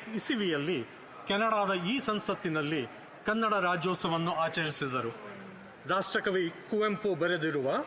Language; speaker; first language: Kannada; native; Kannada